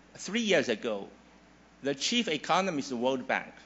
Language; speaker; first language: English; non-native, fluent; Chinese